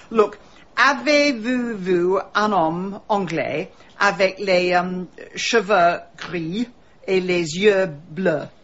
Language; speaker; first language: French; non-native, learner; English